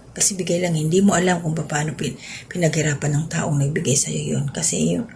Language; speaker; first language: Filipino; non-native, local second language; Cebuano